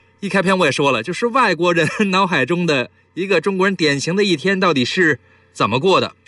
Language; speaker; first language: Chinese; native; Chinese